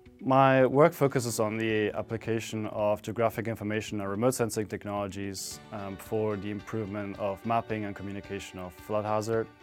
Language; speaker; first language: English; non-native, fluent; German